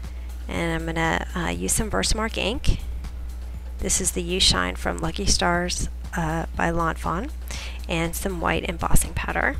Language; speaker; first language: English; native; English